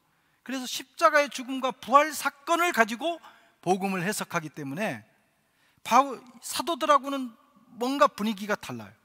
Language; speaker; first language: Korean; native; Korean